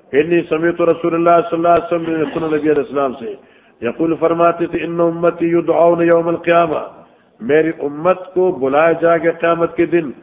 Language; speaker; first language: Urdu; non-native, local second language; Northern Hindko